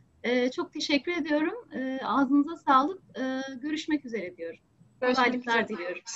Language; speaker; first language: Turkish; native; Turkish